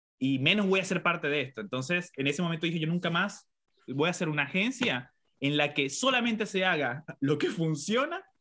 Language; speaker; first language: Spanish; native; Spanish